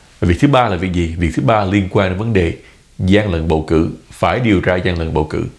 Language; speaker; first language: Vietnamese; early bilingual, heritage; Vietnamese